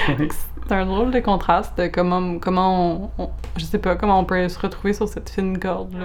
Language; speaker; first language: French; non-native, local second language; English